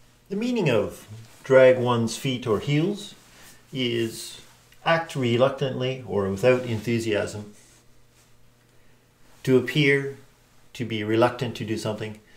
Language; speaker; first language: English; native; English